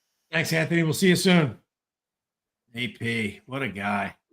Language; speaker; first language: English; native; English